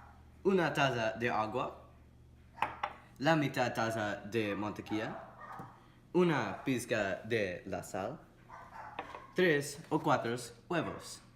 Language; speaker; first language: Spanish; non-native, learner; English